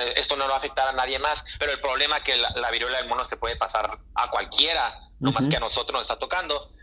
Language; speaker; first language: Spanish; early bilingual, heritage; Spanish